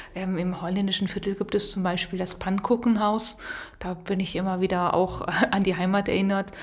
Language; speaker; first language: German; native; German